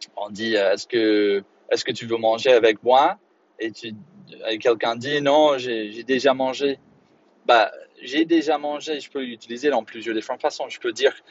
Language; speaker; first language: French; non-native, fluent; English